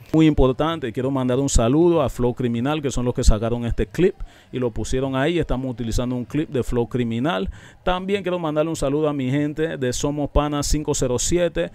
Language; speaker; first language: Spanish; non-native, local second language; English